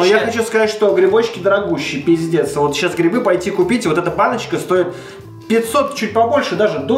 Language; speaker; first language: Russian; native; Russian